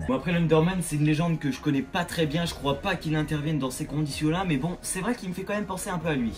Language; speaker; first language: French; native; French